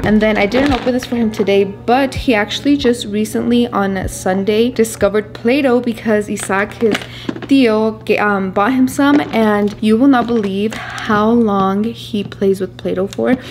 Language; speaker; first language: English; early bilingual, other home language; Spanish